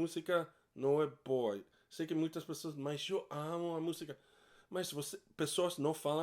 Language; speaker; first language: Portuguese; non-native, learner; English